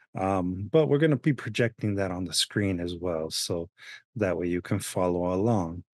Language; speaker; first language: English; early bilingual, other home language; Spanish